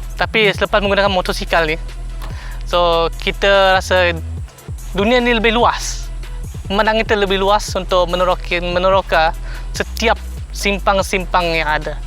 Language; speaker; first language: Malay; non-native, local second language; Iban